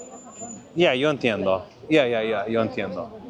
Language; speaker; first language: Spanish; non-native, learner; English